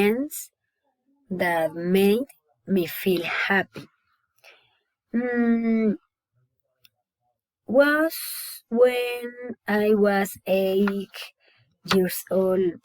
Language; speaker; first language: English; non-native, learner; Spanish